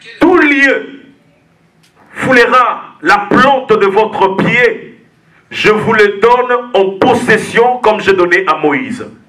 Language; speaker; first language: French; non-native, local second language; Lingala